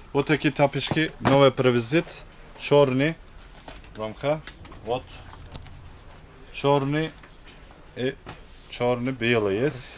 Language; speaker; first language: Russian; non-native, learner; Turkish